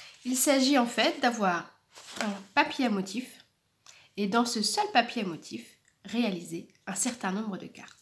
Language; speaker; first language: French; native; French